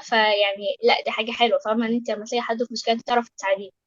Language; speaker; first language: Arabic; native; Arabic